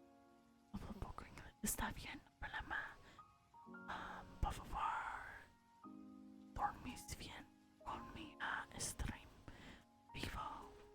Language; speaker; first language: Spanish; early bilingual, heritage; English